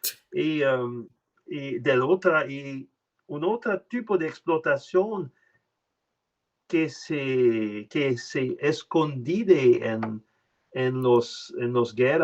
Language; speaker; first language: Spanish; non-native, learner; French